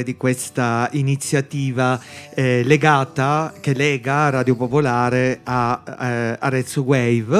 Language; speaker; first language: Italian; native; Italian